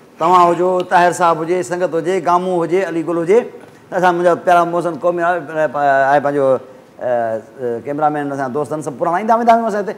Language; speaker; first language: Sindhi; native; Sindhi